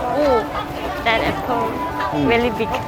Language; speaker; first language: English; non-native, learner; Thai